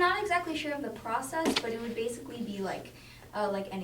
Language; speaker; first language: English; native; English